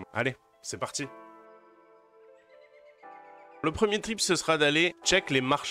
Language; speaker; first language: French; native; French